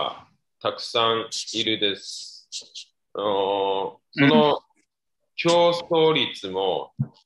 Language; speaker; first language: Japanese; non-native, learner; Chinese